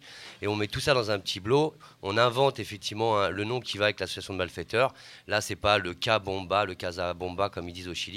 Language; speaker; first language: French; native; French